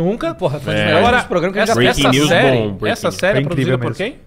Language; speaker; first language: Portuguese; native; Portuguese